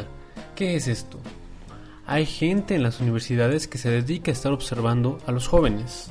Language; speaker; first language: Spanish; native; Spanish